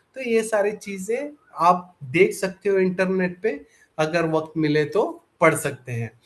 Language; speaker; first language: Hindi; non-native, local second language; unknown